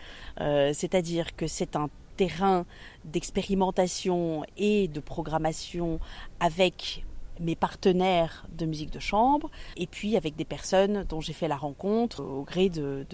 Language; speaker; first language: French; native; French